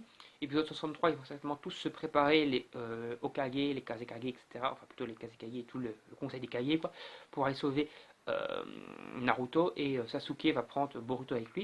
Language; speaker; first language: French; native; French